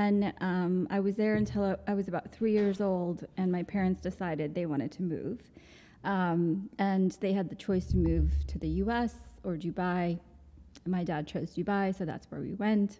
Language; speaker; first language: English; non-native, local second language; Gujarati